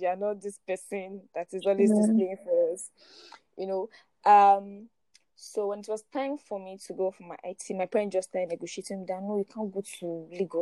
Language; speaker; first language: English; non-native, local second language; Yoruba